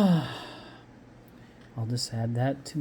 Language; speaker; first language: English; native; English